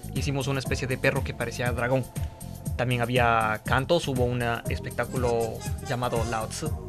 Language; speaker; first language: Spanish; native; Spanish